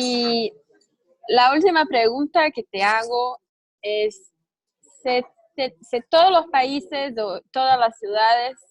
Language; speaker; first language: Spanish; non-native, learner; Portuguese